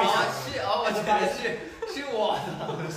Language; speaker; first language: Chinese; non-native, fluent; Thai